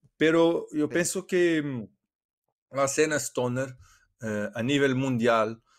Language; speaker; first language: Spanish; non-native, learner; Portuguese